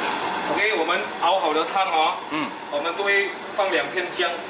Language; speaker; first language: Chinese; native; Chinese